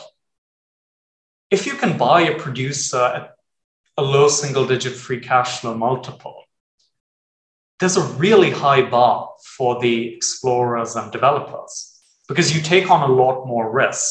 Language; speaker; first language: English; native; English